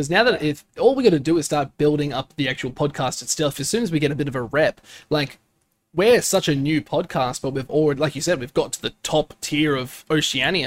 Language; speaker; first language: English; native; English